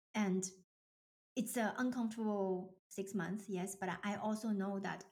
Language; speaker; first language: English; non-native, fluent; Chinese